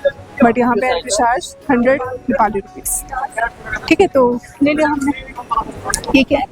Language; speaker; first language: Hindi; native; Hindi